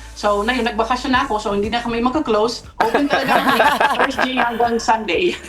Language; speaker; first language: Filipino; non-native, fluent; Dutch